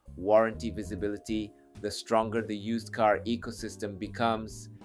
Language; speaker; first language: English; non-native, fluent; Japanese